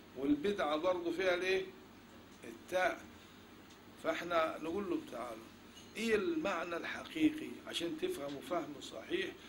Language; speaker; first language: Arabic; native; Arabic